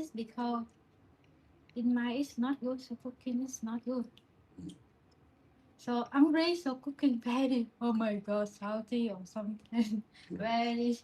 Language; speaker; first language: English; non-native, learner; Vietnamese